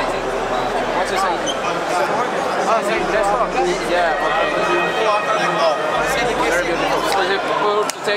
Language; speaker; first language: English; non-native, learner; French